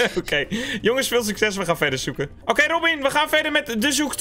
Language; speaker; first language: Dutch; native; Dutch